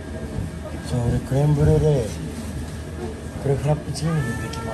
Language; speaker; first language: Japanese; non-native, learner; Filipino